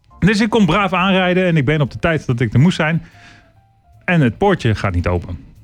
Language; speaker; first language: Dutch; native; Dutch